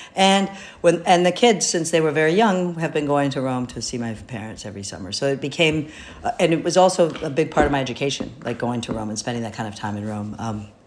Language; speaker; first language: English; native; English